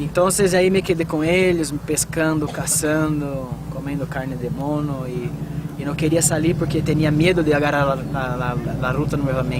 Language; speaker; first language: Spanish; non-native, fluent; Portuguese